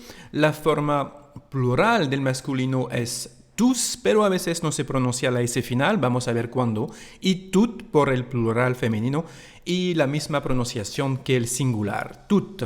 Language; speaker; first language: Spanish; non-native, fluent; French